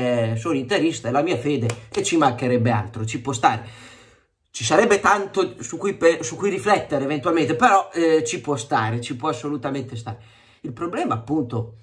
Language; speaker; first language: Italian; native; Italian